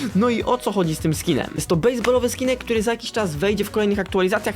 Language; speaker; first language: Polish; native; Polish